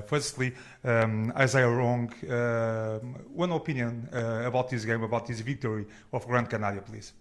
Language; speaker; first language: English; non-native, learner; Portuguese